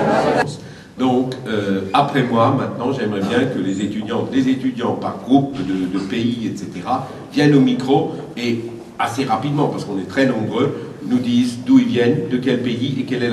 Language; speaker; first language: French; native; French